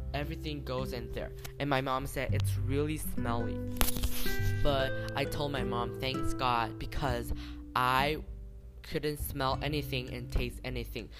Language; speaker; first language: English; non-native, learner; Chinese